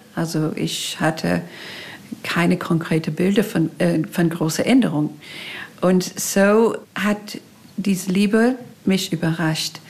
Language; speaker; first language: German; non-native, fluent; English